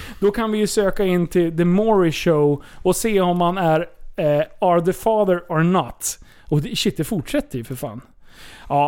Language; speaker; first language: Swedish; native; Swedish